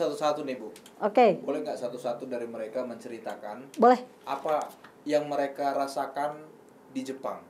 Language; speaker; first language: Indonesian; native; Indonesian